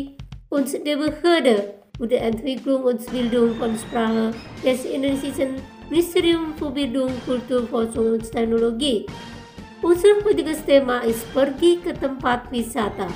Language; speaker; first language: German; non-native, fluent; Indonesian